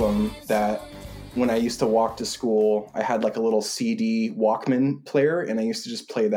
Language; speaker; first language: English; native; English